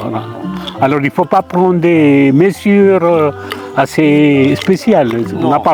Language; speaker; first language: French; non-native, fluent; Spanish